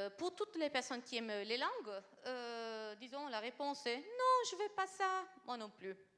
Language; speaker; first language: French; non-native, fluent; Italian